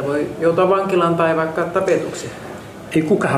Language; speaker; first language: Finnish; non-native, fluent; Arabic